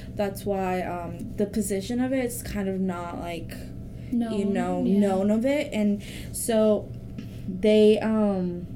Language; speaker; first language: English; non-native, fluent; Spanish